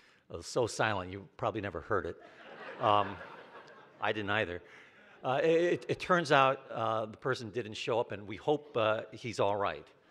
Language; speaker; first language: English; native; English